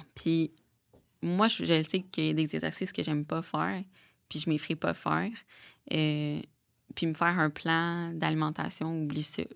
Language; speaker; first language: French; native; French